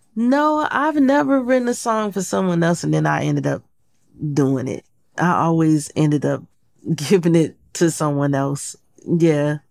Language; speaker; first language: English; native; English